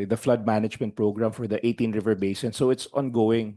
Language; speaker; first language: English; non-native, local second language; Filipino